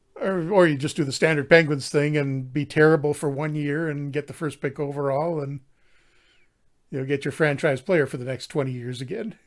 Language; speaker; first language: English; native; English